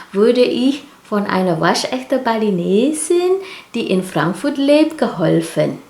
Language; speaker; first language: German; non-native, learner; Indonesian